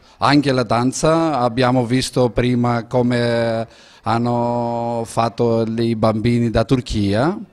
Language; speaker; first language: Italian; non-native, learner; Greek